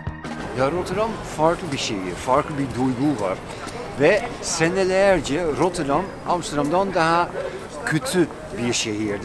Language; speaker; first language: Turkish; non-native, fluent; Dutch